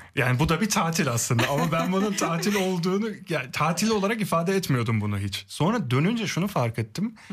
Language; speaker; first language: Turkish; early bilingual, heritage; Turkish